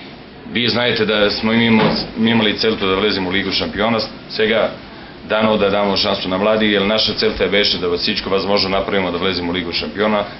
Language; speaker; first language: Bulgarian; non-native, learner; Serbian